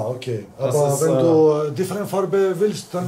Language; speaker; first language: German; non-native, learner; Greek